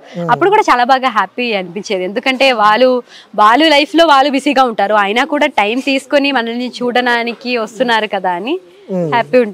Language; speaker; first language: Telugu; non-native, fluent; Malayalam